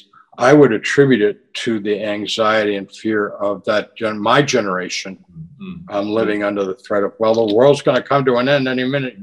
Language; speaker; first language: English; native; English